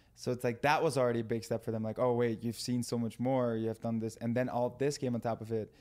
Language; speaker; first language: English; non-native, fluent; Dutch